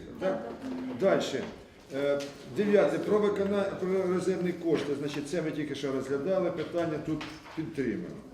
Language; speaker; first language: Ukrainian; native; Ukrainian